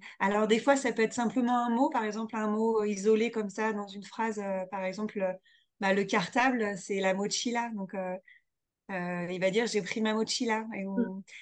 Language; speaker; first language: French; native; French